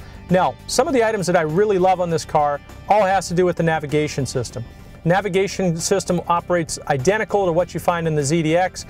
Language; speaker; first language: English; native; English